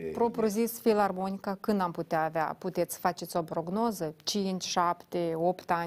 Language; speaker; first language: Romanian; native; Romanian